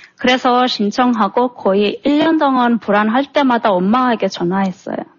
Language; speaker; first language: Korean; non-native, fluent; Turkmen